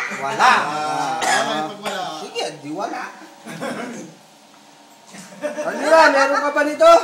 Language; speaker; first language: Filipino; non-native, local second language; Pampanga